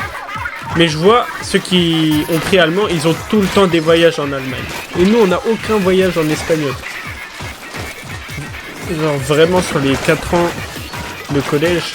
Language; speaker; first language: French; native; French